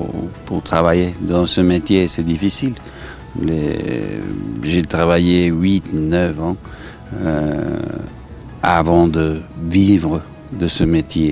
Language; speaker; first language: French; non-native, fluent; English